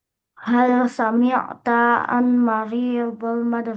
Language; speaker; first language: Arabic; non-native, learner; Indonesian